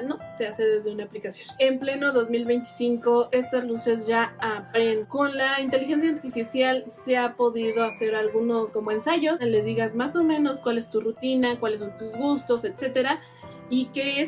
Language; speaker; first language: Spanish; native; Spanish